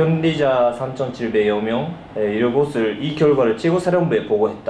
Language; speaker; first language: Korean; early bilingual, heritage; Korean